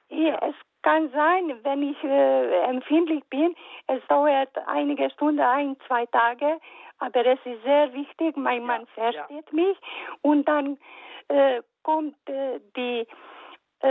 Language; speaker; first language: German; non-native, fluent; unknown